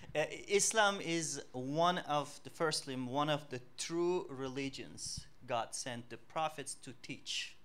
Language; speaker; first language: English; non-native, fluent; Uzbek